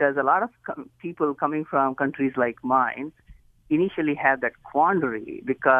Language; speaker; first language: English; non-native, local second language; Hindi